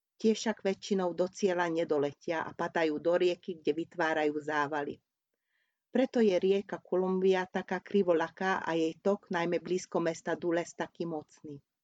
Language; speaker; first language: Slovak; non-native, local second language; Hungarian